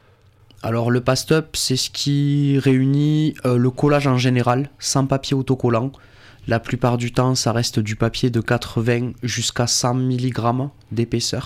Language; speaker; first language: French; native; French